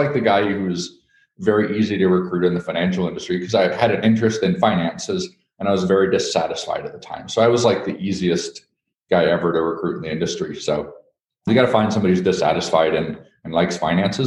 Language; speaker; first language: English; native; English